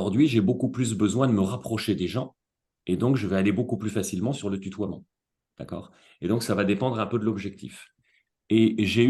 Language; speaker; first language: French; native; French